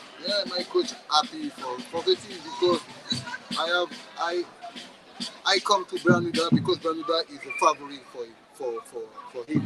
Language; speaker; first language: English; non-native, learner; French